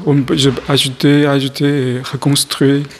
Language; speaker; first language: French; non-native, fluent; Chinese